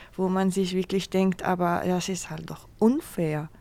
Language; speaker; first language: German; non-native, fluent; Arabic